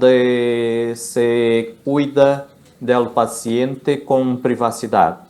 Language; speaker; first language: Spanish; non-native, learner; Portuguese